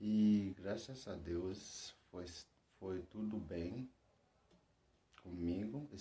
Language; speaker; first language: Portuguese; non-native, learner; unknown